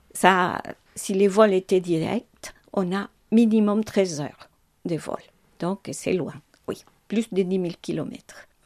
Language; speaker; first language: French; non-native, fluent; Spanish